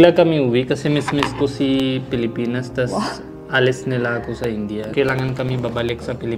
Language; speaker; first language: Filipino; non-native, learner; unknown